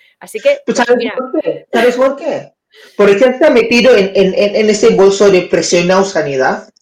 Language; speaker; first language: Spanish; non-native, fluent; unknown